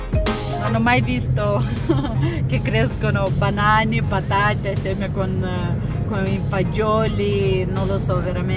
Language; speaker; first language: Italian; non-native, fluent; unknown